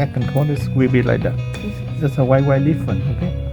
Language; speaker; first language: English; non-native, learner; Vietnamese